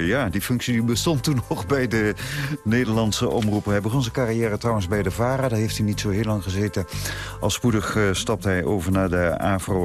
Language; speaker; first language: Dutch; native; Dutch